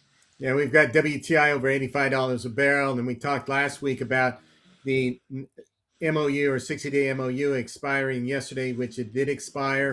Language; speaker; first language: English; native; English